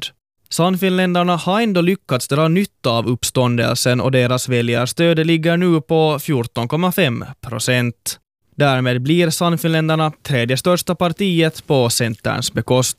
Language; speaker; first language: Swedish; native; Swedish